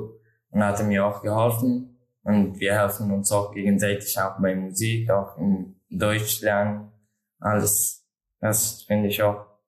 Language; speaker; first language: German; non-native, learner; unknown